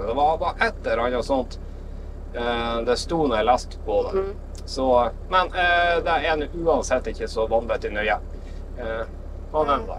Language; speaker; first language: Norwegian; native; Norwegian